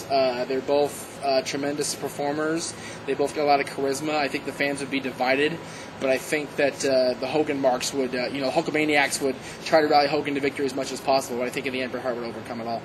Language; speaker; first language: English; native; English